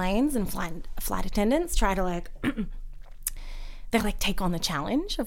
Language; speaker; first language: English; native; English